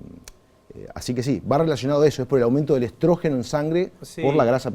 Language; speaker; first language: Spanish; native; Spanish